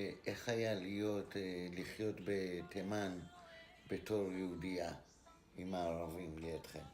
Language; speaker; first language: Hebrew; native; Hebrew